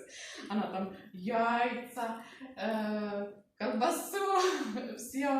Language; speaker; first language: Russian; non-native, learner; Czech